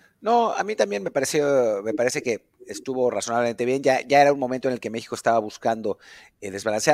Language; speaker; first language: Spanish; native; Spanish